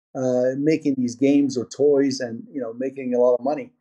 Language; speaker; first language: English; early bilingual, other home language; Persian